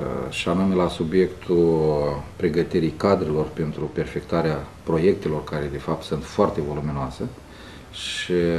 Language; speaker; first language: Romanian; native; Romanian